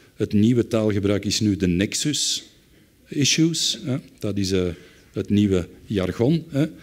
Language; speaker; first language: Dutch; native; Dutch